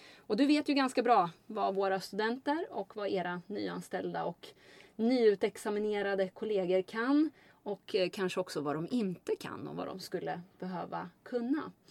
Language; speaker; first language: Swedish; native; Swedish